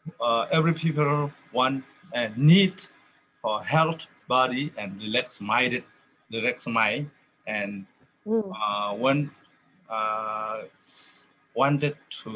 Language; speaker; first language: English; non-native, learner; Tedim Chin